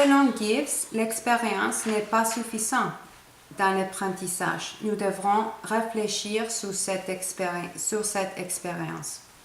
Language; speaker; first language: French; non-native, fluent; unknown